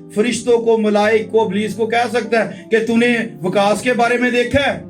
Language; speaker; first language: Urdu; non-native, local second language; Punjabi